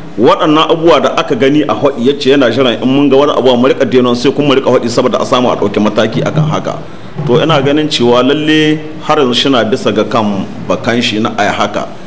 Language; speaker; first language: Hausa; native; Hausa